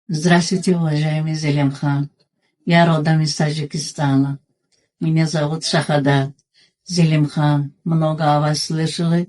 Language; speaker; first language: Russian; non-native, learner; Tajik